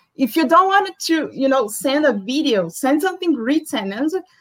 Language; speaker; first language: English; non-native, fluent; Portuguese